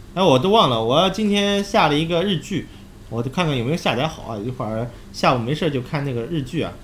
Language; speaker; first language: Chinese; native; Chinese